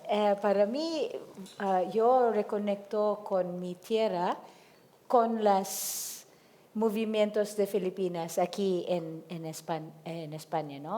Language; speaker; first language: Spanish; non-native, learner; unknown